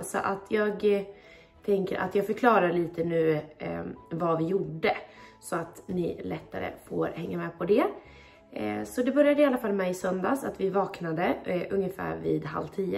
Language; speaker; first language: Swedish; native; Swedish